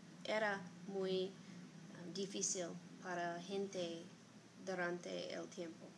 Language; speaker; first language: Spanish; non-native, learner; English